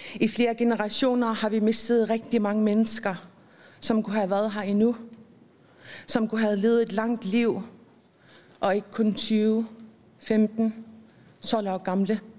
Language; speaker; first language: Danish; non-native, local second language; Kalaallisut